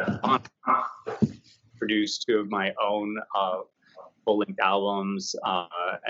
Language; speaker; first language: English; native; English